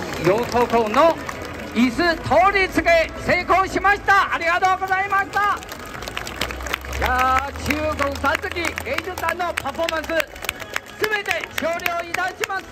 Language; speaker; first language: Japanese; non-native, learner; Chinese